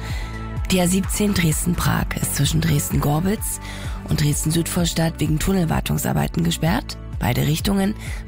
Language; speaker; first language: German; native; German